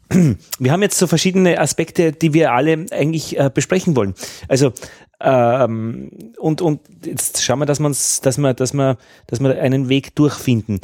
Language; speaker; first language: German; native; German